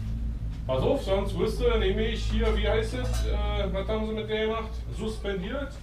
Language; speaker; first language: German; native; German